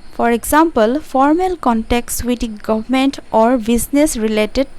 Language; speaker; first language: English; non-native, local second language; Assamese